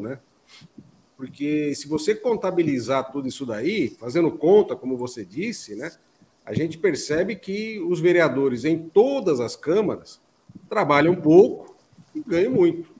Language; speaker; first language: Portuguese; native; Portuguese